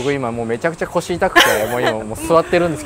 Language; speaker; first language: Japanese; native; Japanese